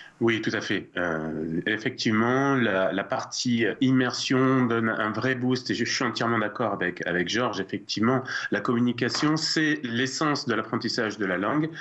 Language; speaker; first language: French; native; French